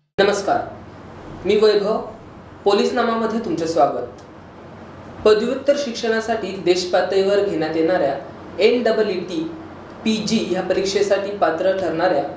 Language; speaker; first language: Marathi; native; Marathi